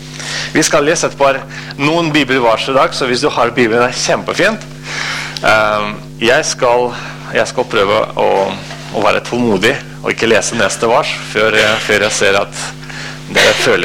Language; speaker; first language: Norwegian; non-native, fluent; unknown